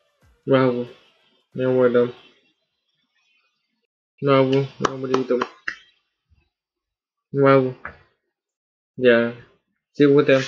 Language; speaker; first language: Spanish; non-native, learner; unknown